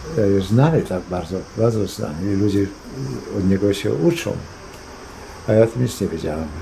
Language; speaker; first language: Polish; early bilingual, heritage; Polish